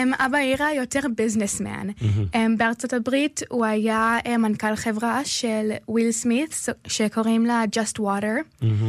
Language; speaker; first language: Hebrew; early bilingual, heritage; English